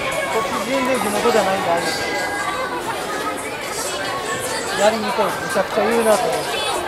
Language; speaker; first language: Japanese; native; Japanese